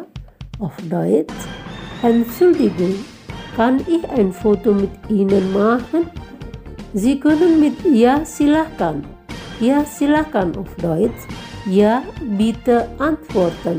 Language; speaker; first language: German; non-native, fluent; Indonesian